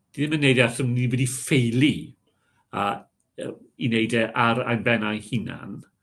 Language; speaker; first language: Welsh; non-native, local second language; English